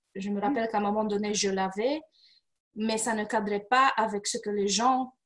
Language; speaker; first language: French; non-native, fluent; Romanian